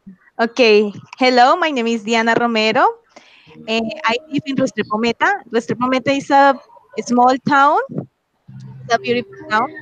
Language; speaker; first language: English; non-native, learner; Spanish